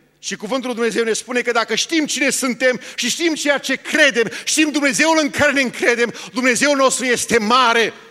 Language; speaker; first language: Romanian; early bilingual, heritage; Romanian